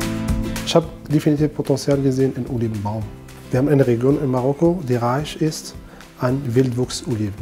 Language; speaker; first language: German; non-native, fluent; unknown